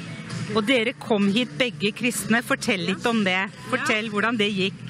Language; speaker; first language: Norwegian; native; Norwegian